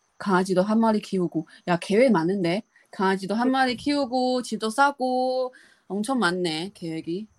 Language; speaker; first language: Korean; non-native, learner; Chinese